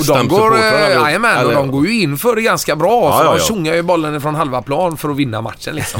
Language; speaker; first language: Swedish; native; Swedish